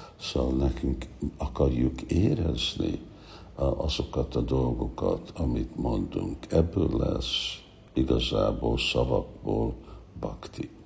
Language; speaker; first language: Hungarian; non-native, learner; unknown